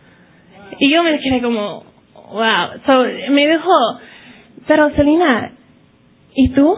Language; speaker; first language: Spanish; early bilingual, heritage; Spanish